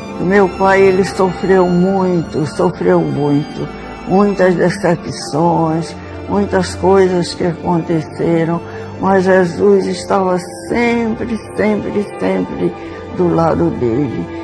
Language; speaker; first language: Portuguese; early bilingual, other home language; Swedish